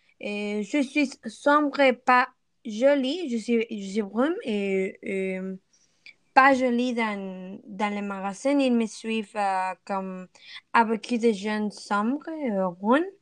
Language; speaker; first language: French; non-native, learner; Spanish